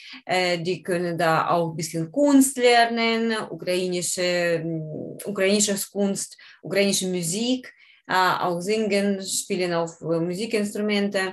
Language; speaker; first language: German; non-native, learner; Ukrainian